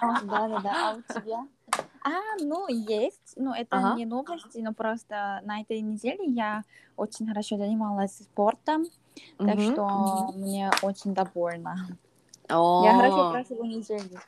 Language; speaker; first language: Russian; non-native, learner; Korean